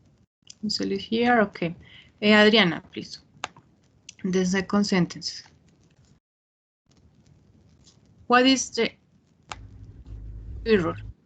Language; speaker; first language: English; non-native, fluent; Spanish